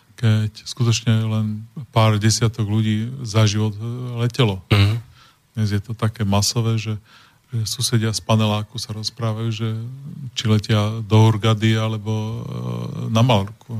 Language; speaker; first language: Slovak; native; Slovak